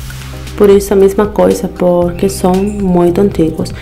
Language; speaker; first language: Portuguese; non-native, learner; Spanish